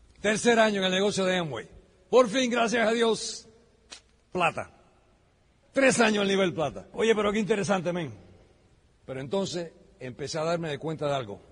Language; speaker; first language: Spanish; early bilingual, heritage; Spanish